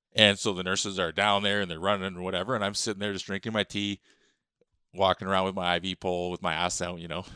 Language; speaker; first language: English; native; English